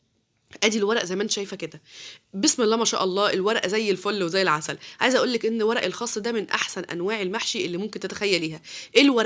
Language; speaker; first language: Arabic; native; Arabic